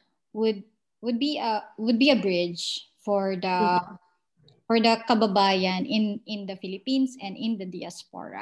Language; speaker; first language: English; non-native, local second language; Filipino